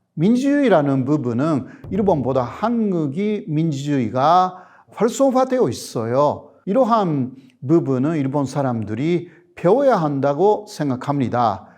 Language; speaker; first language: Korean; non-native, fluent; Japanese